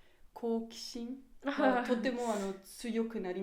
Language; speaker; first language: Japanese; non-native, learner; German